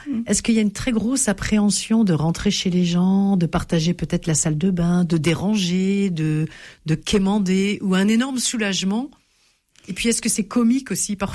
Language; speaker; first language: French; native; French